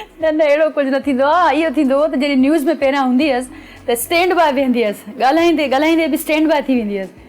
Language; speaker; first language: Sindhi; native; Sindhi